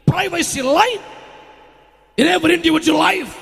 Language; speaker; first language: English; non-native, local second language; Telugu